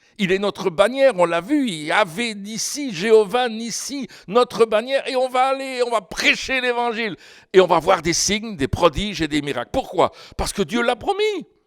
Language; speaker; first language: French; native; French